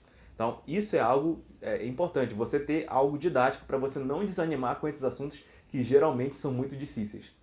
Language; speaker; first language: Portuguese; native; Portuguese